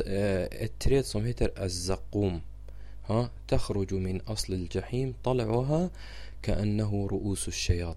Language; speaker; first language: Swedish; non-native, fluent; Arabic